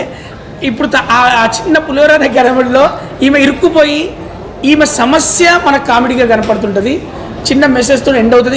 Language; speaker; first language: Telugu; native; Telugu